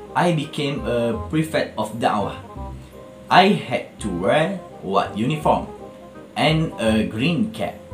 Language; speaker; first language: English; non-native, local second language; Malay